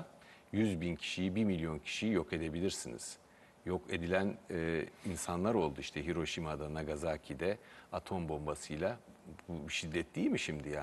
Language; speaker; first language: Turkish; native; Turkish